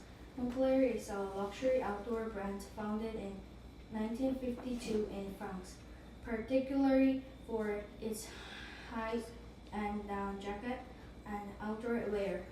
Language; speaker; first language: English; non-native, learner; Korean